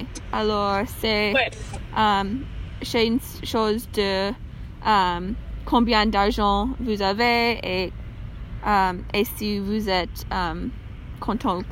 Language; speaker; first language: French; non-native, learner; English